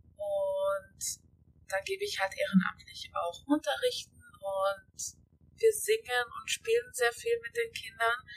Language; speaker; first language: German; early bilingual, other home language; Hungarian